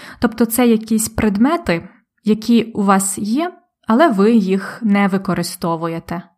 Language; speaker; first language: Ukrainian; native; Ukrainian